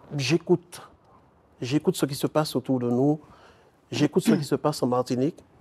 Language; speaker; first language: French; native; French